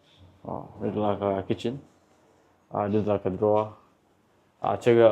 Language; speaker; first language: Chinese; non-native, learner; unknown